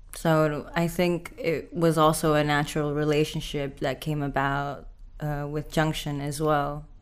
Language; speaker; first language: English; non-native, fluent; Indonesian